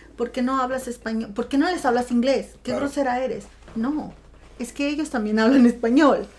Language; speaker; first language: Spanish; native; Spanish